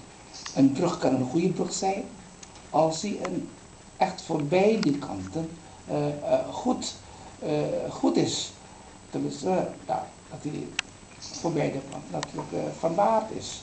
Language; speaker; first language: Dutch; non-native, fluent; Indonesian